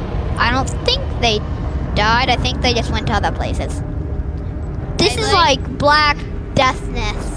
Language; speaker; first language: English; native; English